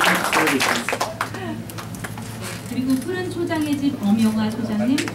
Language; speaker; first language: Korean; native; Korean